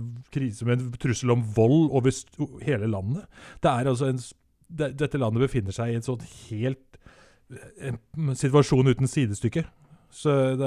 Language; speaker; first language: Norwegian; native; Norwegian